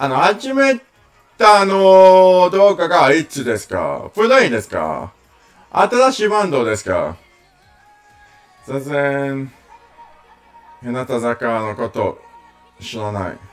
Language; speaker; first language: Japanese; non-native, learner; English